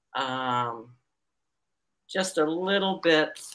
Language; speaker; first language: English; native; English